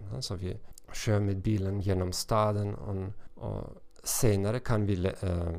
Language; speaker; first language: Swedish; non-native, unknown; German